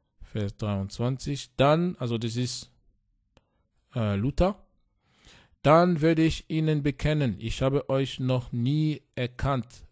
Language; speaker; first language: German; non-native, fluent; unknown